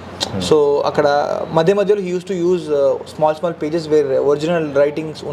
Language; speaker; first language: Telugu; native; Telugu